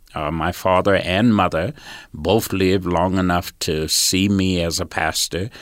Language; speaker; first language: English; native; English